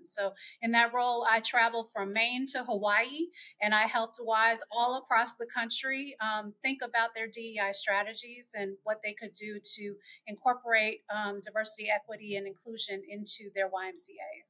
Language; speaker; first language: English; native; English